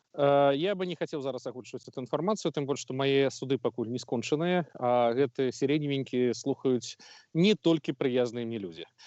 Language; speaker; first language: Belarusian; non-native, local second language; Russian